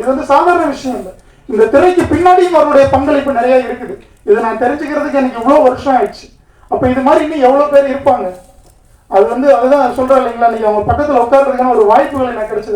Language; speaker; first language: Tamil; native; Tamil